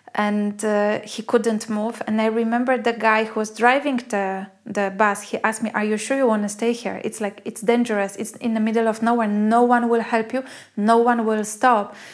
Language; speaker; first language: English; non-native, fluent; Polish